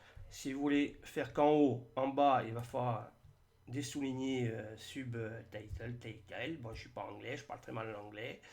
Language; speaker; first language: French; native; French